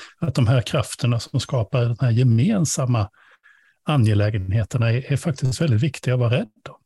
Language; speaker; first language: Swedish; native; Swedish